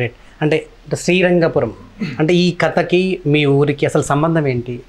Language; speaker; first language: Telugu; native; Telugu